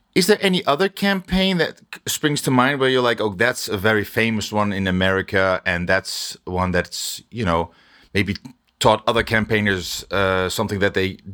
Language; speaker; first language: English; non-native, fluent; Dutch